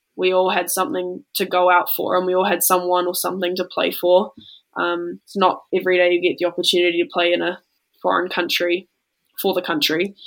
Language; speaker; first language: English; native; English